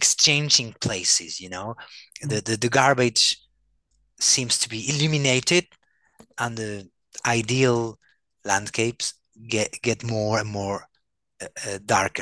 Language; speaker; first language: English; non-native, fluent; Spanish